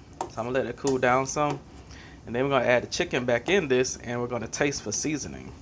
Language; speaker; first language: English; native; English